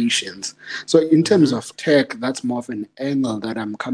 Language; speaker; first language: English; non-native, local second language; Zulu